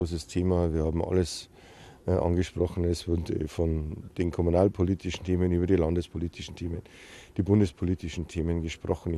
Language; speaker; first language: German; native; German